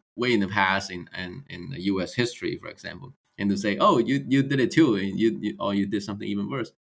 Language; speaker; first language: English; non-native, fluent; Chinese